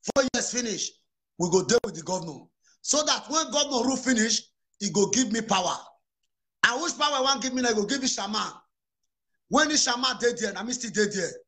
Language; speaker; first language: Nigerian Pidgin; non-native, local second language; Bini